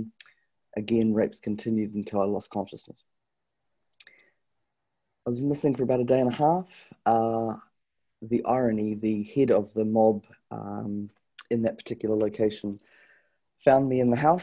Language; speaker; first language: English; native; English